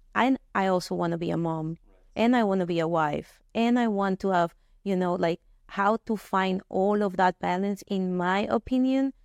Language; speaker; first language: English; non-native, fluent; Spanish